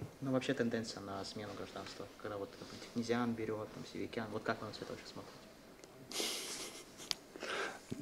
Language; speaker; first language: Russian; native; Russian